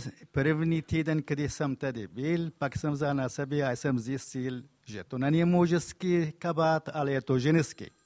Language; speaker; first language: Czech; non-native, fluent; Kurdish